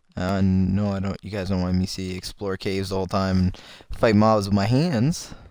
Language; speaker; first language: English; native; English